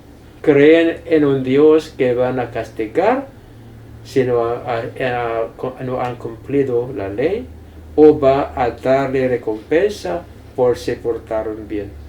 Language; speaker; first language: Spanish; non-native, fluent; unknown